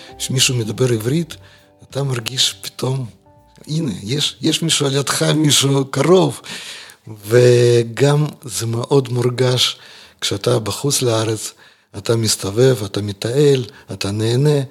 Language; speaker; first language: Hebrew; non-native, fluent; Russian